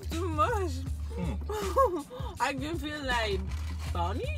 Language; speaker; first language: English; non-native, learner; Spanish